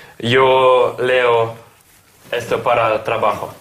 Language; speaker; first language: Spanish; non-native, learner; Russian